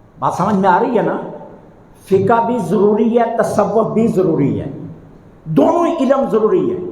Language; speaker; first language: Urdu; non-native, local second language; Punjabi